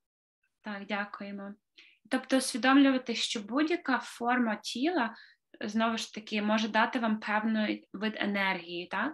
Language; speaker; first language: Ukrainian; native; Ukrainian